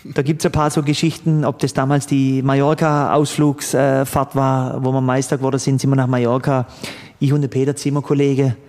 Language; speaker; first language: German; early bilingual, other home language; Croatian